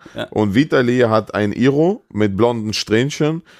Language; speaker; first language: German; native; German